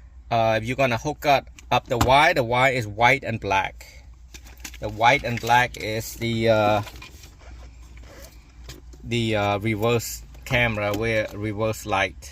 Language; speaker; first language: English; non-native, local second language; Khmer